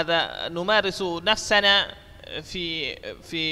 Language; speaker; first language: Arabic; non-native, fluent; Indonesian